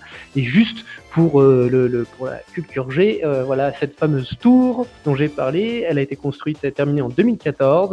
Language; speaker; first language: French; native; French